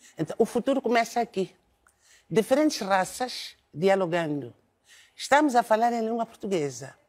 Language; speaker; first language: Portuguese; non-native, local second language; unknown